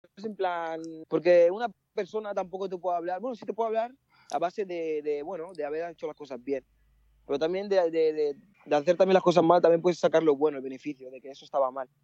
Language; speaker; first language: Spanish; early bilingual, other home language; Mandingo